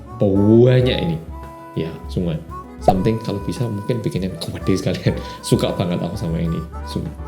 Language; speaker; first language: Indonesian; non-native, fluent; Korean